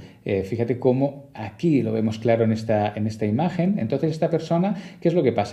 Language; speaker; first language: Spanish; native; Spanish